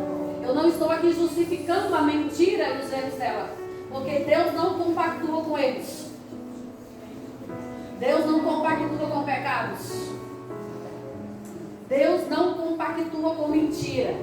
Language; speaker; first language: Portuguese; native; Portuguese